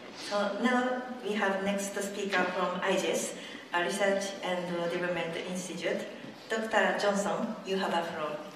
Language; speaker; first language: English; non-native, fluent; Japanese